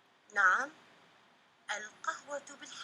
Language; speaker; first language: Arabic; non-native, learner; Indonesian